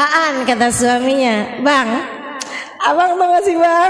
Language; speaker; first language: Indonesian; native; Indonesian